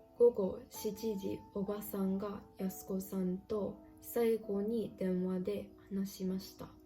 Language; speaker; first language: Japanese; non-native, learner; English